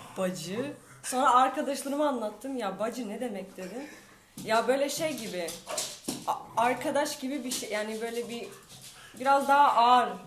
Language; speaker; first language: Turkish; non-native, fluent; Albanian